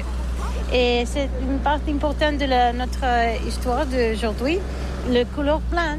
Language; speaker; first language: French; non-native, learner; Catalan